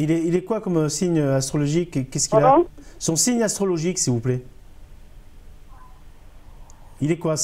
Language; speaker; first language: French; native; French